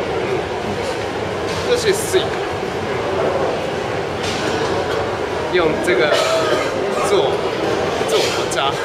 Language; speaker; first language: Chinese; non-native, learner; Japanese